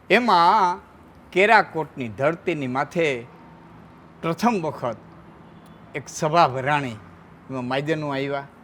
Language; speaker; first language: Gujarati; native; Gujarati